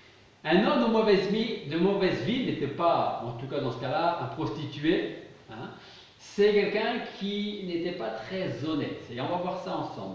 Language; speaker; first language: French; native; French